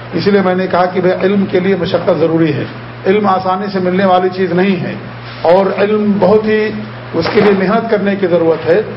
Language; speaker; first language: Urdu; native; Urdu